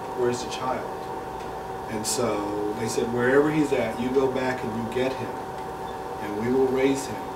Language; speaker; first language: English; native; English